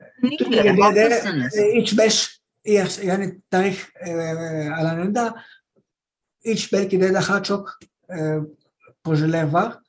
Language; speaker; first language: Turkish; non-native, fluent; Greek